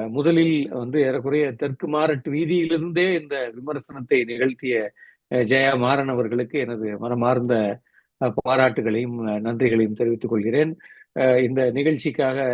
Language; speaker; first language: Tamil; non-native, local second language; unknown